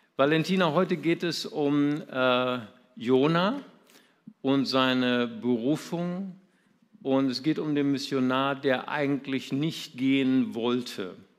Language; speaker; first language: German; native; German